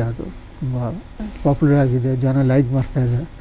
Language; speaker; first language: Kannada; non-native, learner; Bangla